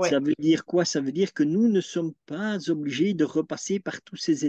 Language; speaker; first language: French; native; French